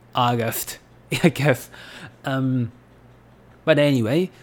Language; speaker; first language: English; non-native, fluent; Japanese